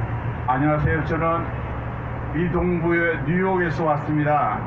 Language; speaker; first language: Korean; native; Korean